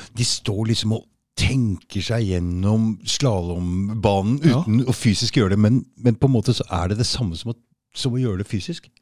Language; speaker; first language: Norwegian; native; Norwegian